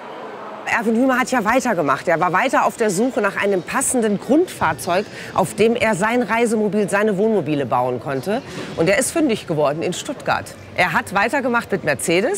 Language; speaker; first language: German; native; German